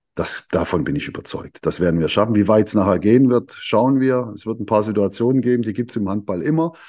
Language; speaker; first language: German; native; German